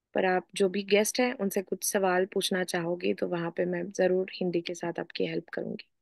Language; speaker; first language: Hindi; non-native, local second language; Marathi